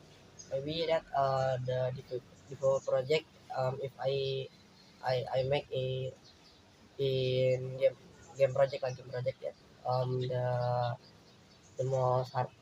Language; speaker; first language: English; non-native, learner; Indonesian